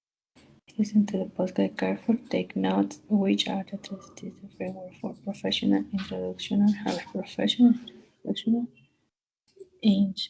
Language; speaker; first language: English; non-native, learner; Spanish